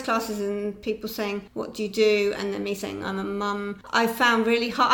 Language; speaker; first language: English; native; English